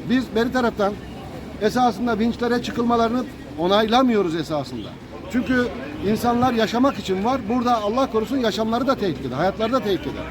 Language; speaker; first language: Turkish; native; Turkish